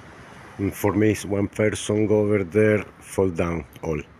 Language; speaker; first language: English; non-native, learner; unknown